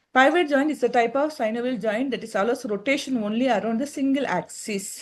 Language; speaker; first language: English; non-native, local second language; Tamil